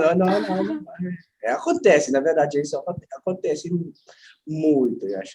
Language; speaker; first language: Portuguese; non-native, learner; Filipino